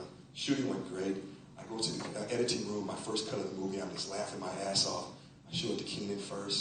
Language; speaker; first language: English; native; English